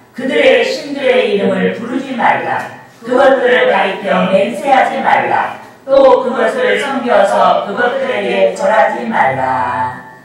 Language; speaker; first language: Korean; native; Korean